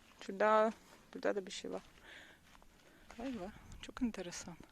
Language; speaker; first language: Turkish; non-native, learner; Russian